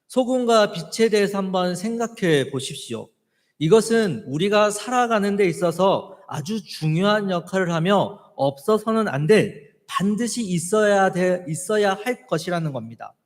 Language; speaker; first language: Korean; native; Korean